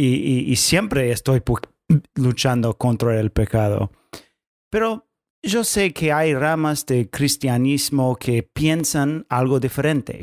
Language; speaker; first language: Spanish; non-native, fluent; English